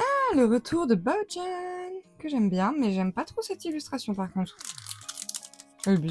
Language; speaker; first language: French; native; French